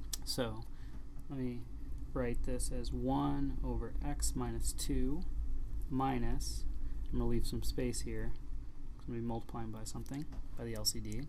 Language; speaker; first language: English; native; English